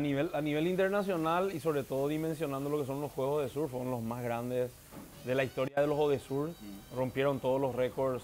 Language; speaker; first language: Spanish; native; Spanish